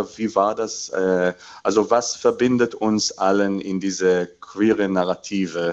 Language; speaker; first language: German; non-native, fluent; Hebrew